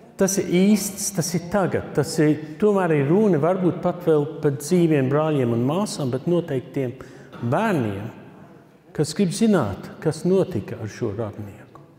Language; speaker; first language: Latvian; early bilingual, heritage; Latvian